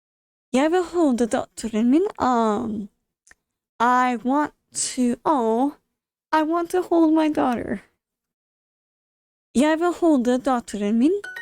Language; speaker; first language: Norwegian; non-native, learner; English